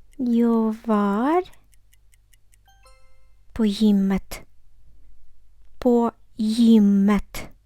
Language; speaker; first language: Swedish; non-native, fluent; Ukrainian